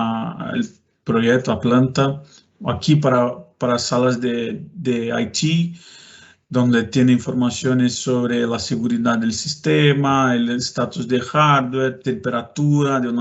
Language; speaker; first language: Spanish; non-native, fluent; Portuguese